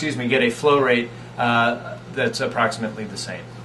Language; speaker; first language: English; native; English